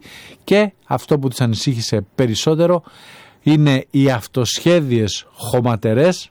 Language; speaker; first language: Greek; native; Greek